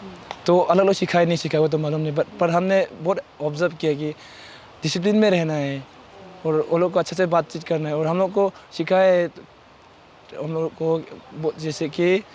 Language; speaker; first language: Hindi; non-native, local second language; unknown